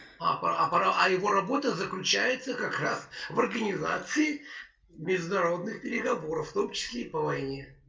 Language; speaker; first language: Russian; native; Russian